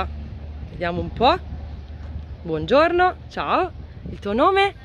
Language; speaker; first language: Italian; native; Italian